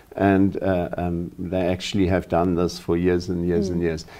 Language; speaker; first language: English; non-native, local second language; German